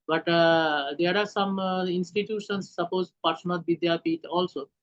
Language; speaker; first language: English; non-native, local second language; Hindi